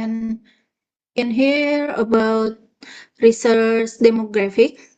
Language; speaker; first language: English; non-native, fluent; Indonesian